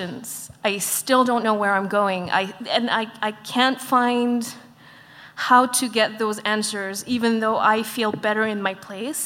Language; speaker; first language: English; native; English